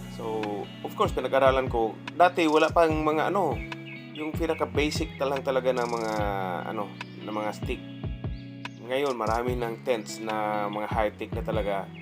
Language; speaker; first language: Filipino; non-native, local second language; Cebuano